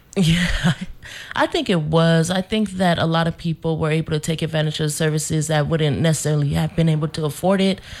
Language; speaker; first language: English; native; English